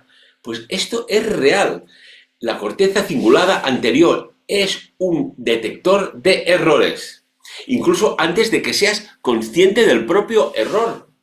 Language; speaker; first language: Spanish; non-native, local second language; Catalan